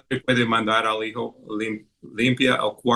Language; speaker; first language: Spanish; non-native, fluent; English